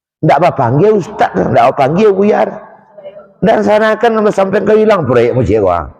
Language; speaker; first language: Malay; non-native, local second language; Minangkabau